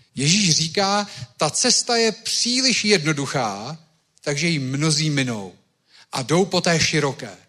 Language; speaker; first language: Czech; native; Czech